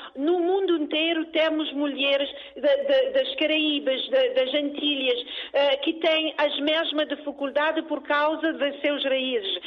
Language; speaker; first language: Portuguese; early bilingual, heritage; Portuguese